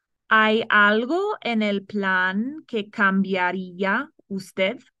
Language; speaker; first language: Spanish; non-native, fluent; English